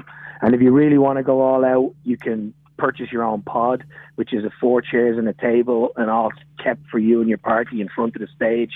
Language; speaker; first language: English; native; English